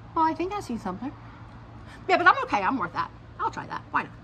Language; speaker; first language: English; native; English